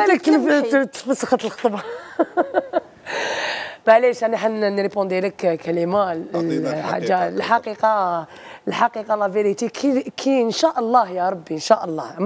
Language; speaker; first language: Arabic; native; Arabic